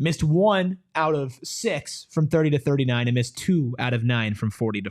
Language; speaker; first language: English; native; English